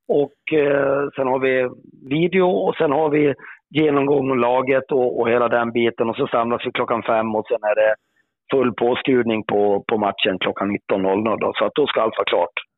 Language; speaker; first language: Swedish; native; Swedish